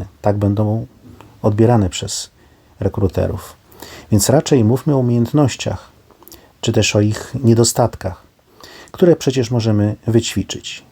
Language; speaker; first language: Polish; native; Polish